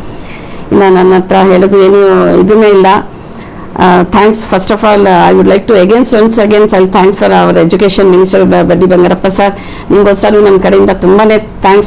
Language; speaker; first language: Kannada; non-native, local second language; Urdu